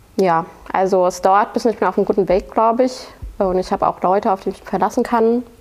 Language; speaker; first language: German; non-native, fluent; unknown